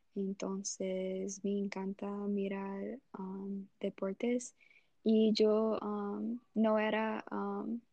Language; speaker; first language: Spanish; non-native, learner; Portuguese